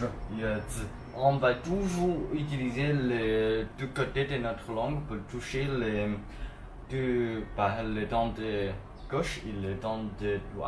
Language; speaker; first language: French; non-native, learner; Chinese